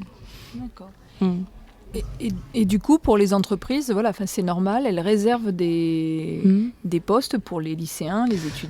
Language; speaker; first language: French; native; French